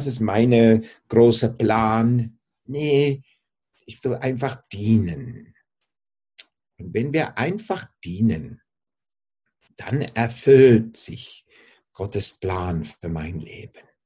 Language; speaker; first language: German; non-native, fluent; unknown